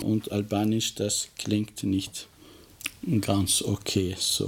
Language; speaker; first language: German; non-native, fluent; Albanian